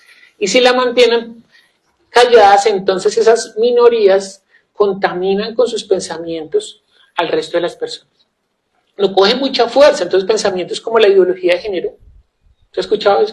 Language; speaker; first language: Spanish; native; Spanish